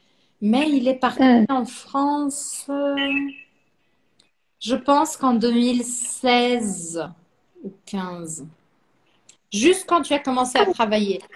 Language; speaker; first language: French; non-native, fluent; Portuguese